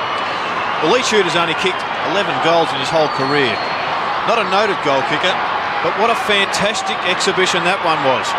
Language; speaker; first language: English; native; English